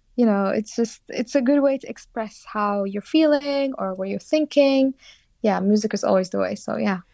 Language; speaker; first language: English; non-native, fluent; Kurdish